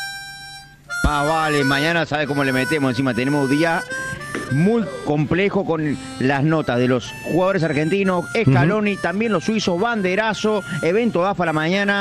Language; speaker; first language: Spanish; native; Spanish